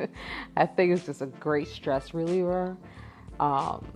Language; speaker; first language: English; native; English